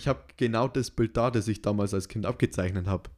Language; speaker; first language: German; native; German